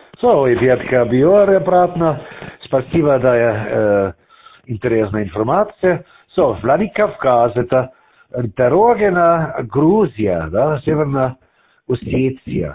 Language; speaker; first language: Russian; non-native, learner; German